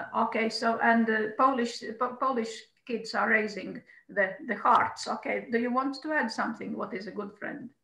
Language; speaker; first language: English; non-native, fluent; Croatian